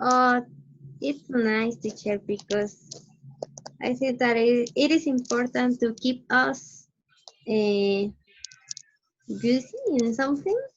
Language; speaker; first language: English; non-native, learner; Spanish